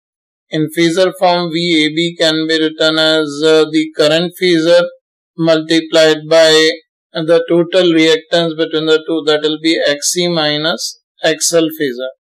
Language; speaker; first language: English; non-native, local second language; Hindi